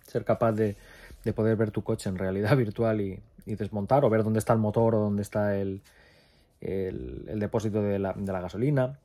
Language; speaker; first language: Spanish; native; Spanish